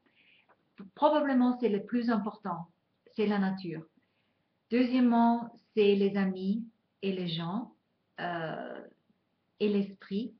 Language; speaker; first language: French; non-native, fluent; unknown